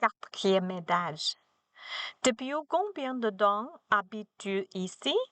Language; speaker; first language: French; non-native, learner; Chinese